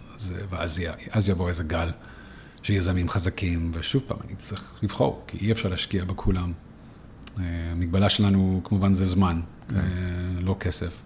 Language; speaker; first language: Hebrew; non-native, fluent; English